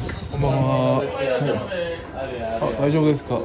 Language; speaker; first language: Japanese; non-native, learner; Korean